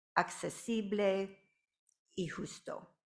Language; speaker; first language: Spanish; non-native, fluent; English